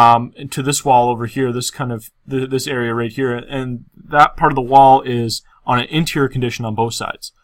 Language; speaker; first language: English; native; English